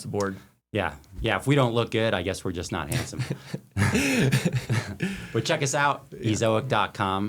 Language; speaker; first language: English; native; English